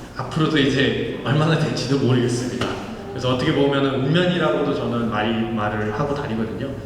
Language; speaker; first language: Korean; non-native, fluent; Nepali